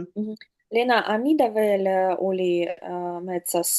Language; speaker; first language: Estonian; non-native, learner; Russian